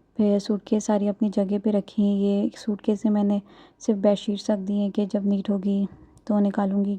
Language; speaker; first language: Urdu; native; Urdu